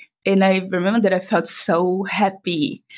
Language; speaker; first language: English; non-native, fluent; Portuguese